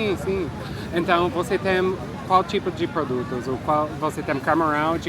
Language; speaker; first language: Portuguese; non-native, fluent; English